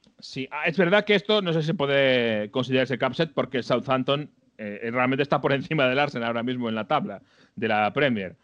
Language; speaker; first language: Spanish; native; Spanish